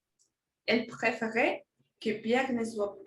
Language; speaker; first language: French; non-native, fluent; Spanish